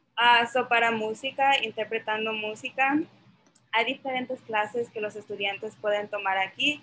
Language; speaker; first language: Spanish; early bilingual, other home language; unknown